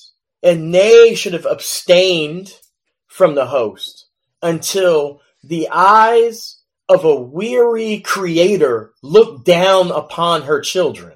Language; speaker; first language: English; native; English